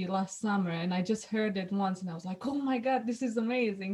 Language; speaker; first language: English; non-native, fluent; Romanian